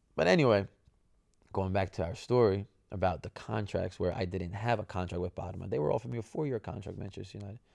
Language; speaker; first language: English; early bilingual, other home language; Italian